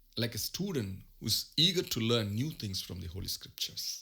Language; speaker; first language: English; non-native, local second language; Tamil